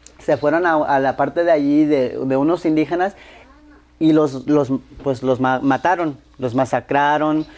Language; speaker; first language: Spanish; early bilingual, heritage; Spanish